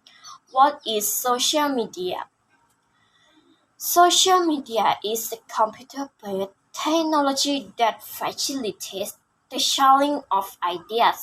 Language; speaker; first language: English; non-native, learner; Thai